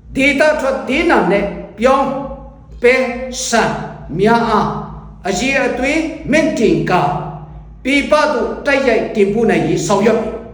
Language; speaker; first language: Burmese; non-native, local second language; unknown